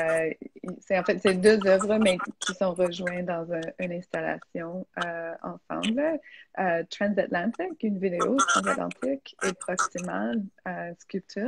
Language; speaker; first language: French; non-native, fluent; English